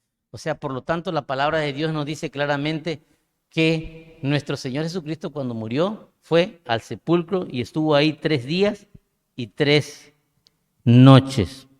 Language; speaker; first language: Spanish; native; Spanish